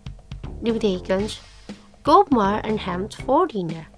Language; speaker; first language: Dutch; non-native, learner; Indonesian